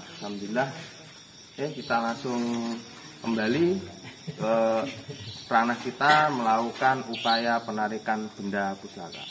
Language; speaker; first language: Indonesian; native; Indonesian